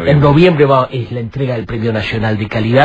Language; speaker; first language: Spanish; native; Spanish